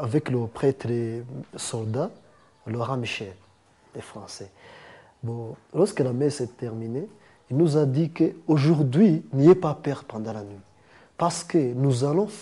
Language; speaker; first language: French; non-native, learner; Kinyarwanda